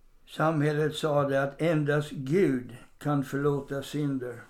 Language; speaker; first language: Swedish; non-native, fluent; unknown